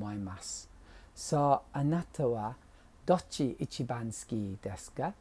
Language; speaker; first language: Japanese; non-native, learner; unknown